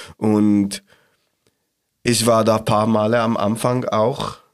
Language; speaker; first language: German; non-native, learner; Arabic